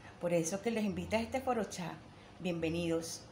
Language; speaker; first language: Spanish; native; Spanish